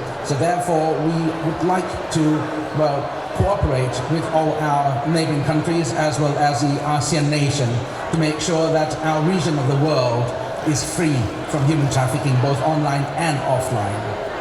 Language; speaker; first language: English; non-native, fluent; Thai